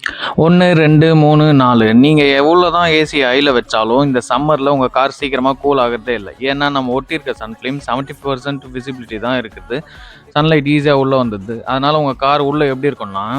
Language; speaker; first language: Tamil; native; Tamil